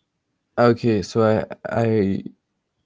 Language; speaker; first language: English; non-native, learner; French